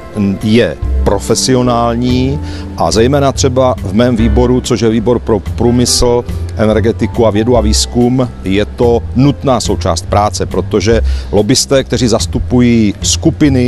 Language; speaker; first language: Czech; native; Czech